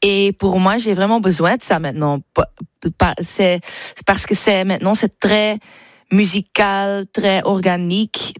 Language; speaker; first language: French; non-native, learner; Dutch